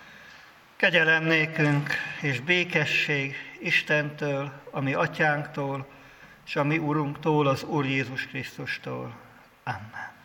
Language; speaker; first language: Hungarian; native; Hungarian